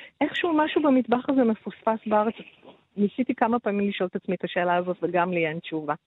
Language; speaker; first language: Hebrew; native; Hebrew